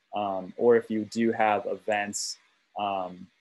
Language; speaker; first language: English; native; English